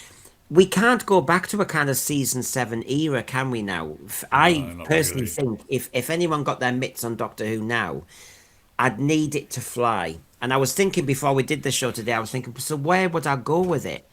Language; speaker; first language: English; native; English